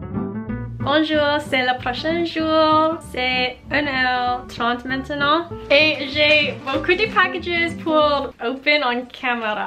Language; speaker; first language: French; non-native, local second language; English